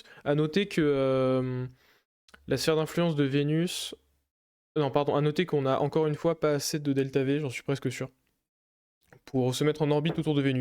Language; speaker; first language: French; native; French